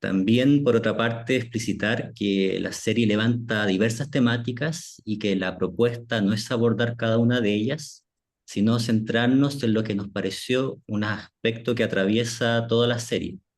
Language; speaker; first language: Spanish; native; Spanish